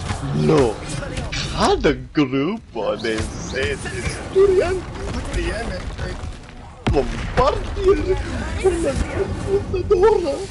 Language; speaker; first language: Spanish; non-native, learner; English